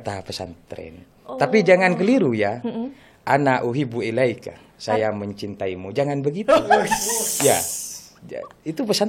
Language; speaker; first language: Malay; non-native, local second language; Madurese